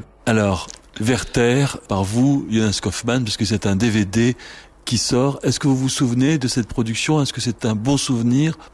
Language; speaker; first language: French; native; French